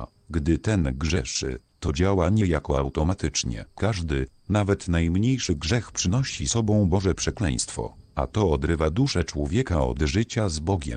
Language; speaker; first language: Polish; native; Polish